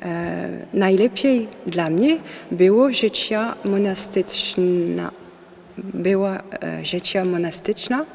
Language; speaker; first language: Polish; non-native, learner; French